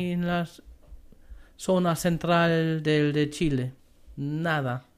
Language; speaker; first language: Spanish; non-native, fluent; German